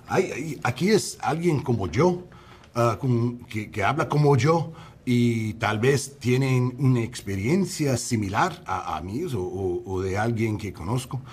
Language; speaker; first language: Spanish; non-native, learner; English